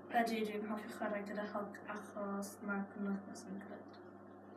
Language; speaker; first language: Welsh; non-native, local second language; English